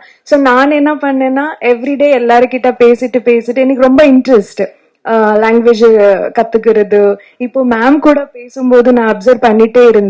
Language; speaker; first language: Tamil; non-native, learner; Kannada